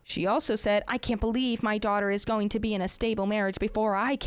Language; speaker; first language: English; native; English